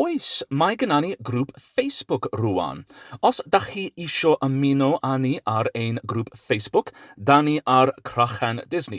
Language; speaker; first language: Welsh; non-native, learner; English